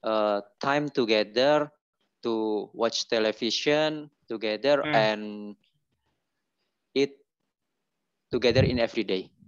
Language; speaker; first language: English; non-native, learner; Indonesian